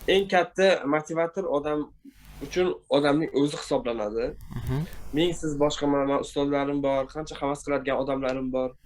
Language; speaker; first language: Uzbek; non-native, local second language; Tajik